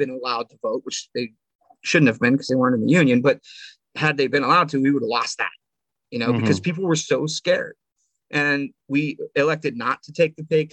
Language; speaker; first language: English; native; English